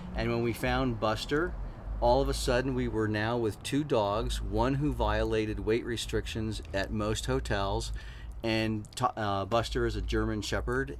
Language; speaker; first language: English; native; English